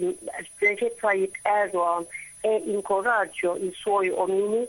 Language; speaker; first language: Italian; non-native, fluent; Turkish